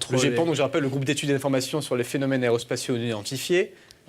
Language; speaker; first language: French; native; French